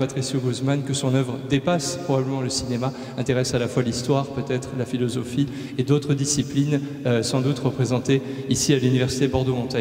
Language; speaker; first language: French; native; French